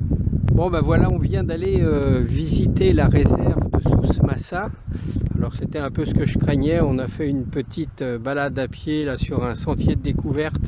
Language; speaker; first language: French; native; French